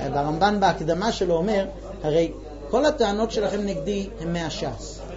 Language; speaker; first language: Hebrew; non-native, fluent; English